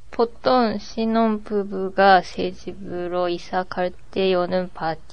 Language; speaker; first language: Korean; non-native, learner; Japanese